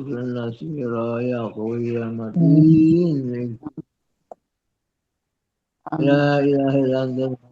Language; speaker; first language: Arabic; non-native, fluent; Indonesian